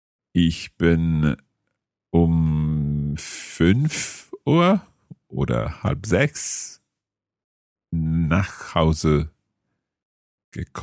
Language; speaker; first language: German; non-native, learner; English